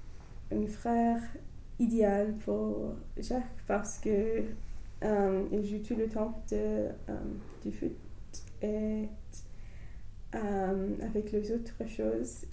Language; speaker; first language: French; non-native, learner; English